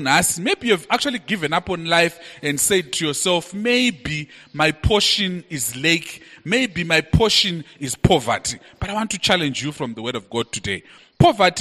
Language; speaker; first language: English; non-native, local second language; Shona